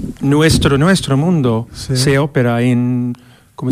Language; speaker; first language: Spanish; non-native, fluent; English